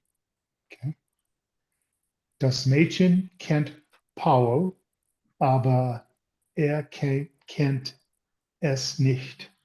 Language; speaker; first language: German; non-native, learner; English